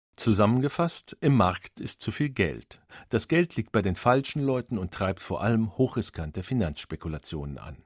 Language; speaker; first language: German; native; German